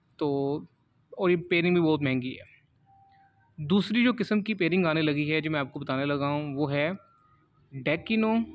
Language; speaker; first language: Urdu; non-native, local second language; Punjabi